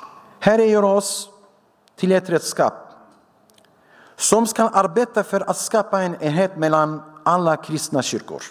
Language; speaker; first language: Swedish; non-native, fluent; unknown